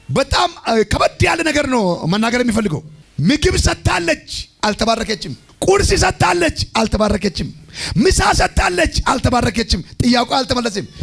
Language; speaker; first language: Amharic; non-native, local second language; Oromo